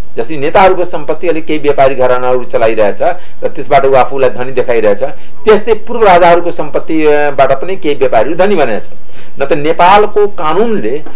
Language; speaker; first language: Nepali; native; Nepali